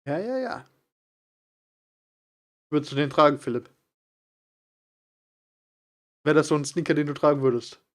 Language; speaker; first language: German; native; German